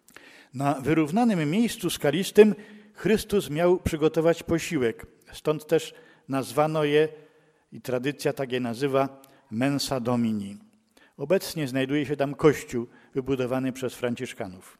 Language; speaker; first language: Polish; native; Polish